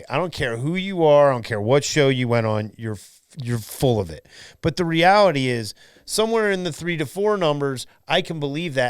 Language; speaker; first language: English; native; English